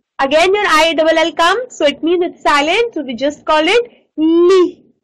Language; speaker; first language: English; non-native, local second language; Hindi